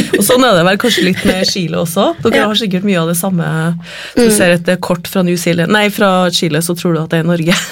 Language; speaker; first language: Norwegian; native; Norwegian